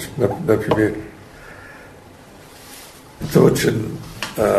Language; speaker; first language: Russian; non-native, learner; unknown